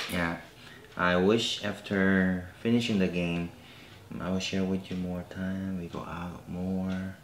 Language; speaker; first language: English; non-native, fluent; Korean